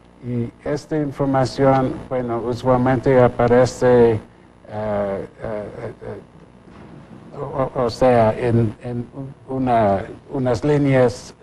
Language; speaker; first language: Spanish; non-native, fluent; English